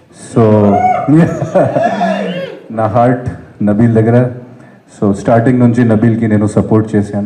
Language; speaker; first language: Telugu; non-native, fluent; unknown